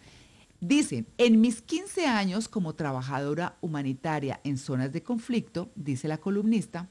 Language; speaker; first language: Spanish; native; Spanish